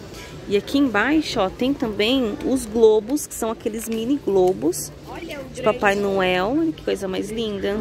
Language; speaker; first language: Portuguese; native; Portuguese